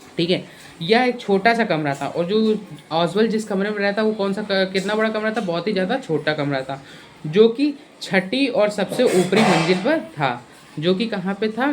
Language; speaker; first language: Hindi; native; Hindi